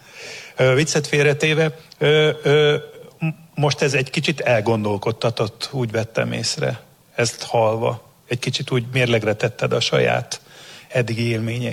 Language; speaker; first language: Hungarian; native; Hungarian